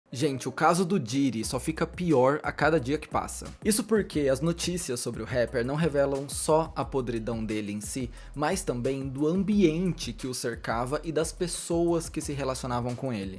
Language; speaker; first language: Portuguese; native; Portuguese